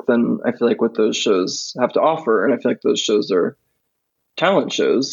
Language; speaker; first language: English; native; English